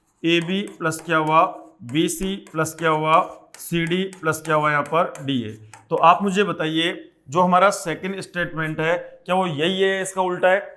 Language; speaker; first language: Hindi; native; Hindi